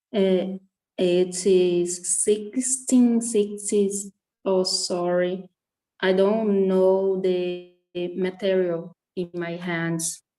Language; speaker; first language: English; non-native, learner; Portuguese